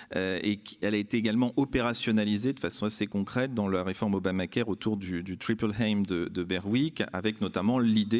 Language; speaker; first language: French; native; French